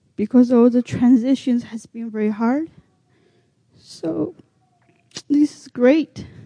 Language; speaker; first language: English; non-native, learner; Chinese